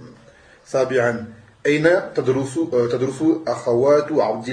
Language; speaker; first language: Arabic; non-native, fluent; French